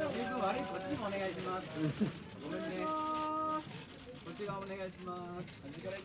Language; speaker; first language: Japanese; native; Japanese